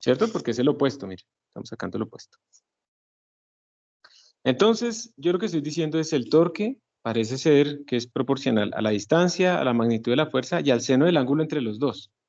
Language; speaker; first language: Spanish; native; Spanish